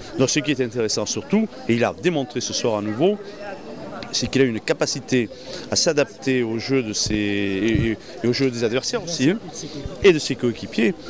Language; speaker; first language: French; native; French